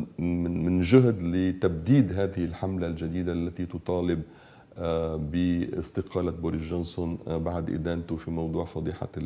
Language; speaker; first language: Arabic; native; Arabic